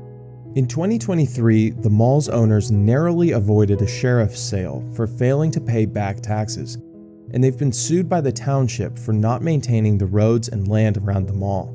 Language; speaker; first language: English; native; English